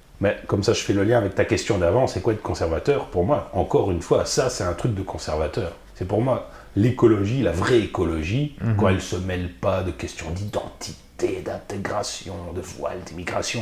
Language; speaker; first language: French; native; French